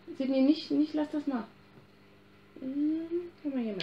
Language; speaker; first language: German; native; German